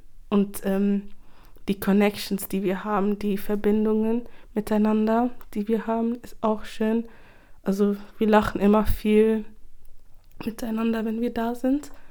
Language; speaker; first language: German; early bilingual, other home language; English